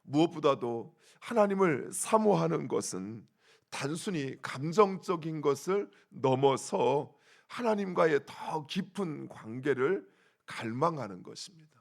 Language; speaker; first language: Korean; native; Korean